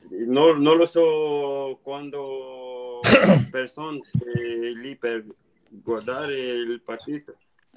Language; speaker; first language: Italian; non-native, learner; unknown